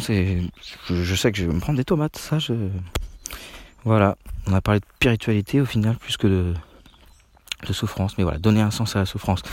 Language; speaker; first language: French; native; French